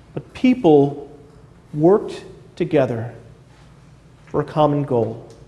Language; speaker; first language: English; native; English